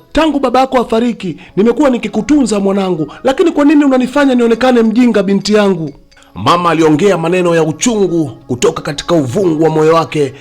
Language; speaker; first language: Swahili; native; Swahili